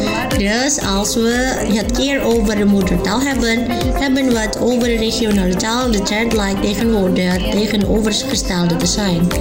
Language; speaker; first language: Dutch; non-native, fluent; Indonesian